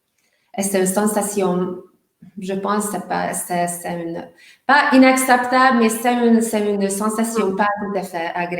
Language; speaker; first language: French; non-native, learner; Hungarian